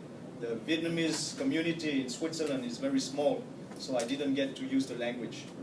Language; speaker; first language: English; non-native, fluent; French